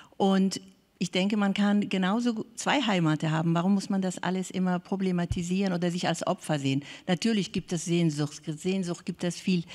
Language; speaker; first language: German; non-native, fluent; Persian